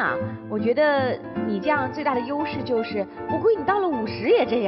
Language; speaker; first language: Chinese; native; Chinese